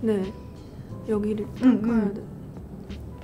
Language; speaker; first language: Korean; early bilingual, heritage; Korean